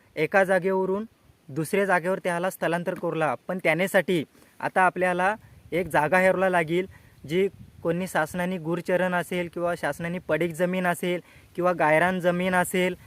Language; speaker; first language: Marathi; non-native, local second language; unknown